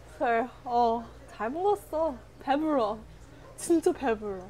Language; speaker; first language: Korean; non-native, learner; English